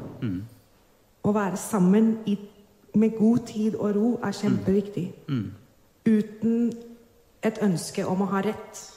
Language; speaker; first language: Norwegian; non-native, fluent; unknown